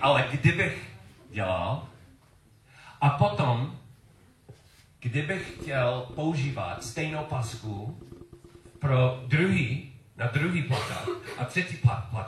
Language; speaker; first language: Czech; non-native, learner; English